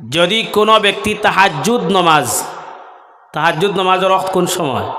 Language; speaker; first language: Bangla; non-native, local second language; Sylheti